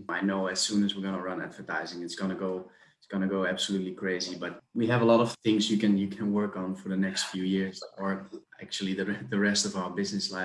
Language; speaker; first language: English; non-native, fluent; Dutch